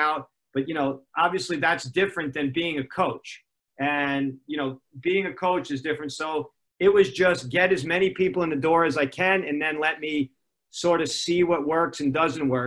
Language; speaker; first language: English; native; English